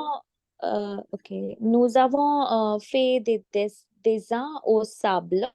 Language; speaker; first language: French; non-native, learner; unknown